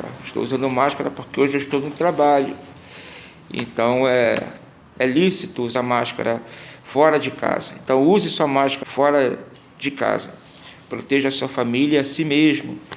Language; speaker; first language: Portuguese; native; Portuguese